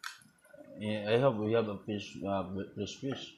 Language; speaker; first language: English; non-native, learner; Cebuano